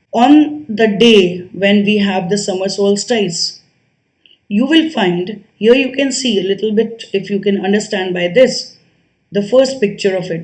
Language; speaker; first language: English; non-native, local second language; Hindi